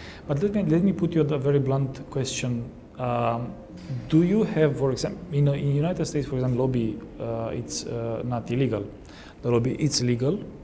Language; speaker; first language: English; non-native, fluent; Romanian